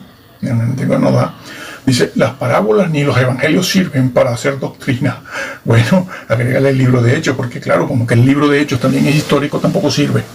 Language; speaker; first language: Spanish; native; Spanish